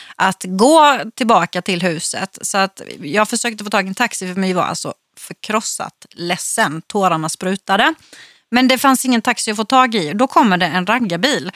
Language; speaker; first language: Swedish; native; Swedish